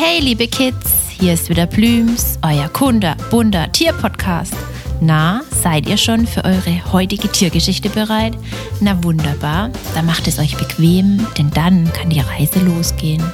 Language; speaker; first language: German; native; German